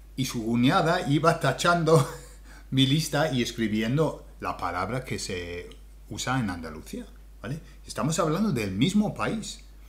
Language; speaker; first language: Spanish; non-native, fluent; English